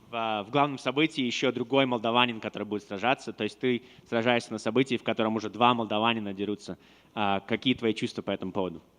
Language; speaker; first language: Russian; native; Russian